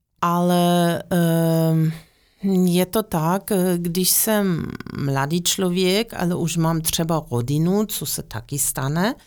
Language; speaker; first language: Czech; non-native, fluent; German